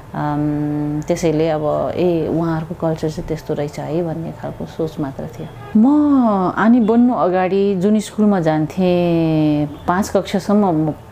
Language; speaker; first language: Nepali; non-native, local second language; Tibetan